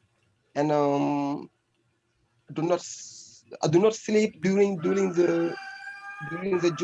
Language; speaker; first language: English; non-native, learner; French